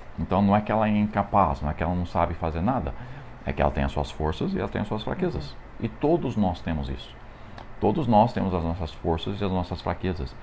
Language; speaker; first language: Portuguese; non-native, fluent; English